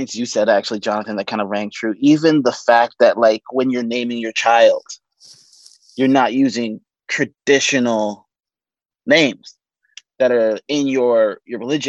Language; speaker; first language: English; native; English